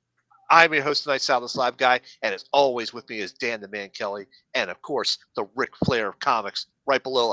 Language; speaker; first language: English; native; English